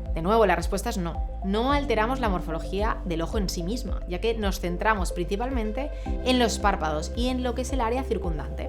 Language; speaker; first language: Spanish; native; Spanish